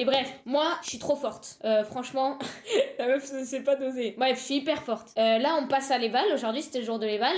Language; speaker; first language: French; native; French